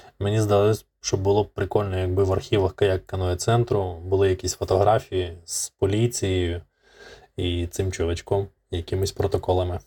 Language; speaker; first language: Ukrainian; native; Ukrainian